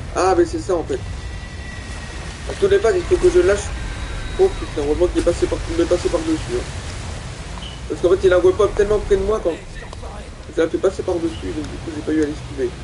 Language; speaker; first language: French; native; French